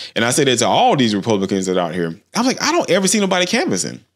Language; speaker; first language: English; native; English